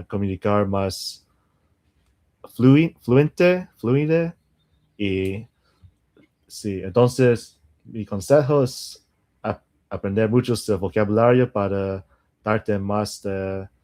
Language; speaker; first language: Spanish; non-native, learner; English